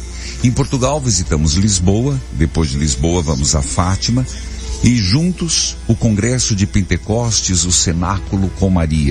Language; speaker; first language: Portuguese; native; Portuguese